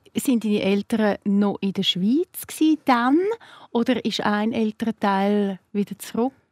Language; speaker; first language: German; native; German